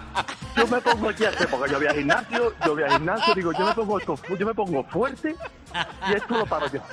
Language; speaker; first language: Spanish; native; Spanish